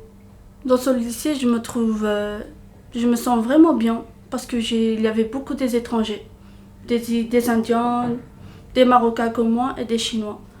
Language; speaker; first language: French; non-native, fluent; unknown